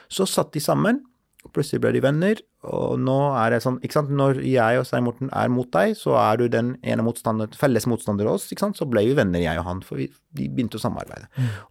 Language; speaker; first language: Norwegian; non-native, fluent; Arabic